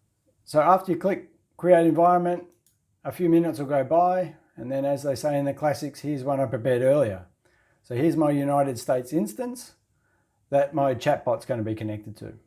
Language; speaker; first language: English; native; English